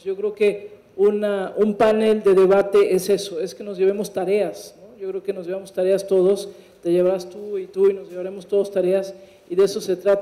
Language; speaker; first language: Spanish; native; Spanish